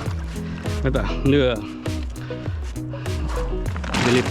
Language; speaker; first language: Swedish; non-native, fluent; Vietnamese